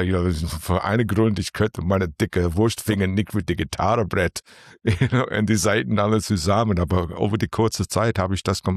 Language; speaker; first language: German; non-native, learner; English